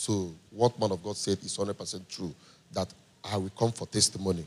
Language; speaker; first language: English; non-native, local second language; Igbo